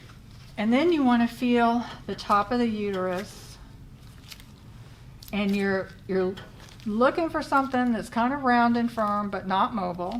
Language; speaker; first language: English; native; English